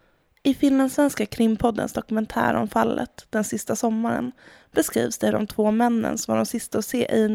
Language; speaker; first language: Swedish; native; Swedish